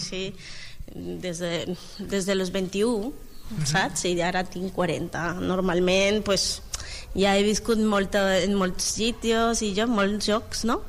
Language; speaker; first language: Catalan; non-native, learner; Spanish